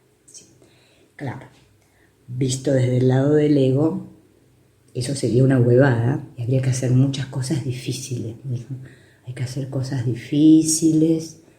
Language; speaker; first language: Spanish; native; Spanish